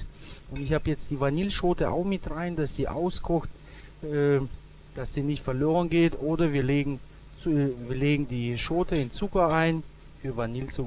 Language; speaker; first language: German; native; German